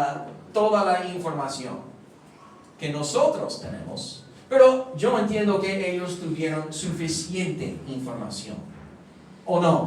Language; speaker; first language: Spanish; non-native, fluent; English